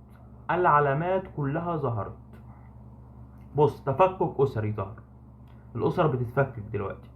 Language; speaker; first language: Arabic; native; Arabic